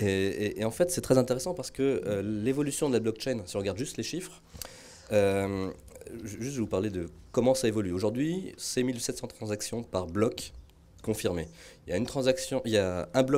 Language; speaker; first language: French; native; French